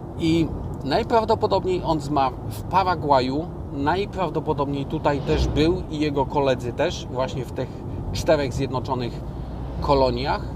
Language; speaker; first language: Polish; native; Polish